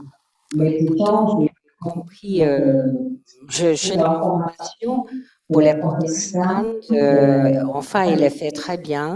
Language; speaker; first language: French; non-native, learner; Chinese